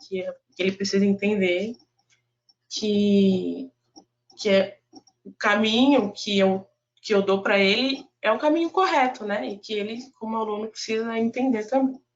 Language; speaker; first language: Portuguese; native; Portuguese